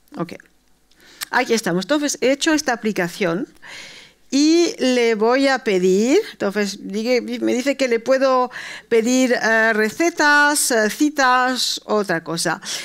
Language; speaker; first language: Spanish; early bilingual, heritage; Spanish